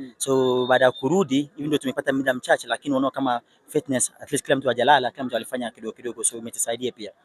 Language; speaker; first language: Swahili; non-native, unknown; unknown